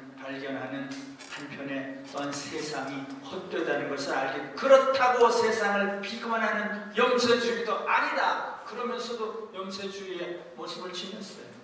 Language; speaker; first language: Korean; native; Korean